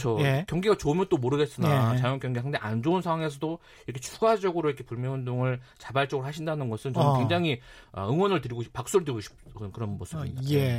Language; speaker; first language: Korean; native; Korean